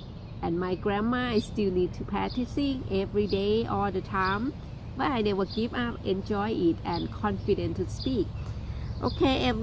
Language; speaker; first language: English; non-native, learner; Thai